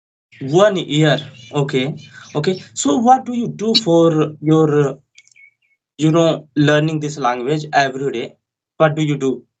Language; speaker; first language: English; non-native, learner; Hindi